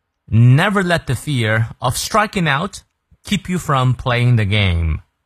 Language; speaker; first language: English; non-native, fluent; Chinese